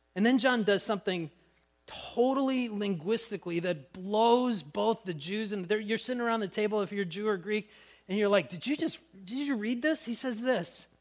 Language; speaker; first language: English; native; English